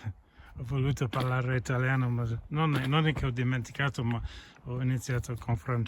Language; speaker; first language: Italian; non-native, fluent; English